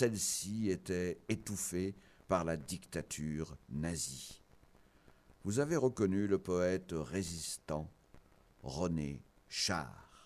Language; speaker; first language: French; native; French